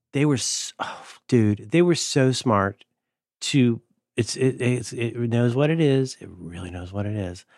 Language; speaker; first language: English; native; English